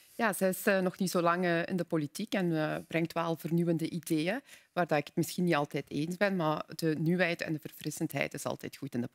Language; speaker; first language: Dutch; native; Dutch